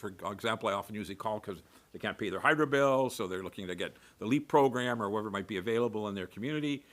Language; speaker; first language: English; native; English